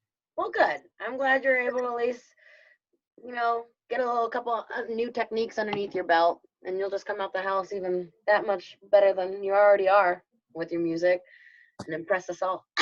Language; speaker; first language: English; native; English